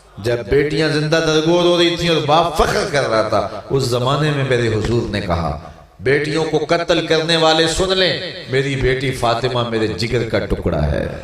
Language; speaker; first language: Urdu; non-native, local second language; Punjabi